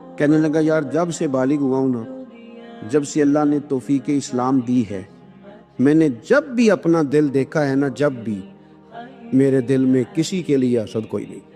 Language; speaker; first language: Urdu; non-native, local second language; Punjabi